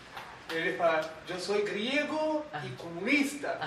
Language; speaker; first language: Spanish; non-native, learner; Portuguese